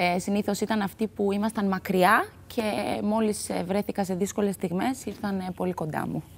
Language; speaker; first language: Greek; early bilingual, other home language; Albanian